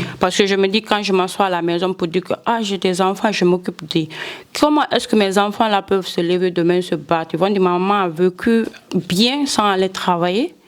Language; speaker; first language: French; non-native, local second language; Fula